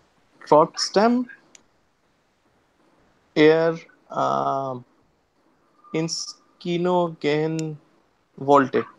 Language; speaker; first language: German; non-native, learner; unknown